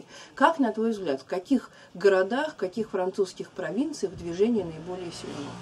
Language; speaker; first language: Russian; native; Russian